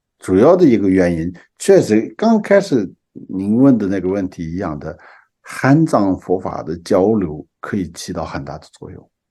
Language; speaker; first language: Chinese; non-native, local second language; Tibetan